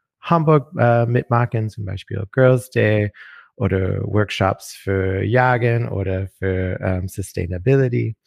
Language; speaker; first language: German; non-native, learner; English